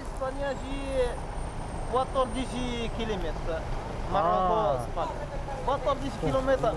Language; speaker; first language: Italian; non-native, learner; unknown